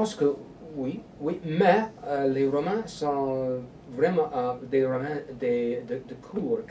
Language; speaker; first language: French; non-native, learner; English